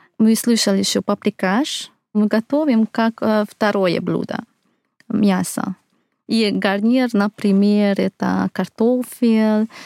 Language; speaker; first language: Russian; non-native, fluent; Hungarian